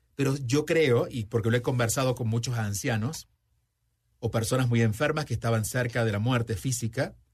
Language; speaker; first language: Spanish; native; Spanish